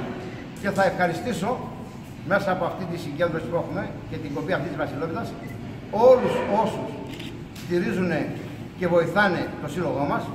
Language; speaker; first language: Greek; native; Greek